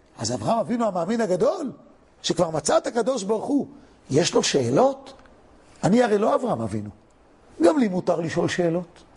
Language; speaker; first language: Hebrew; native; Hebrew